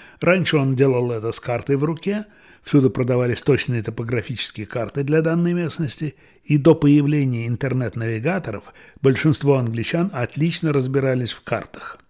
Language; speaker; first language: Russian; native; Russian